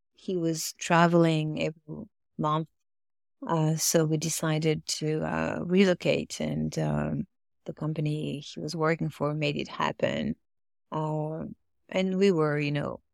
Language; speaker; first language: English; non-native, fluent; French